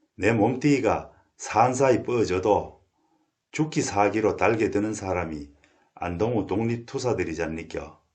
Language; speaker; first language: Korean; native; Korean